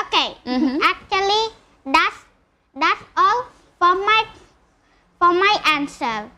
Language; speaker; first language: English; non-native, learner; Indonesian